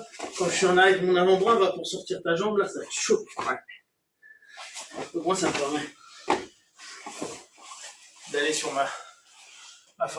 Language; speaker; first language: French; native; French